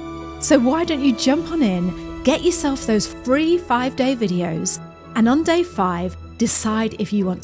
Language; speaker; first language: English; native; English